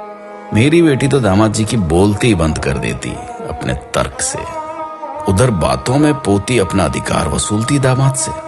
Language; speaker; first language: Hindi; native; Hindi